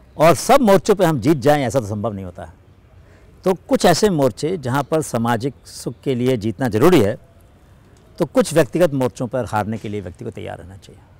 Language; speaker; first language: Hindi; native; Hindi